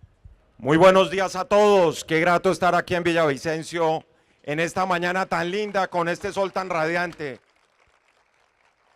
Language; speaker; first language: Spanish; native; Spanish